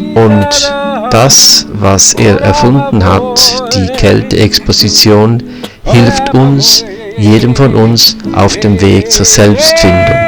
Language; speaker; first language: German; native; German